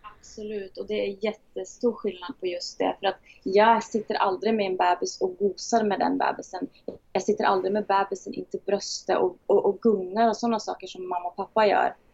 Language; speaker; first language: Swedish; native; Swedish